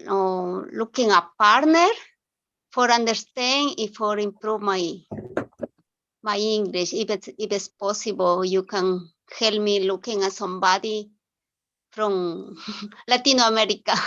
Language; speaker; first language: English; non-native, learner; Spanish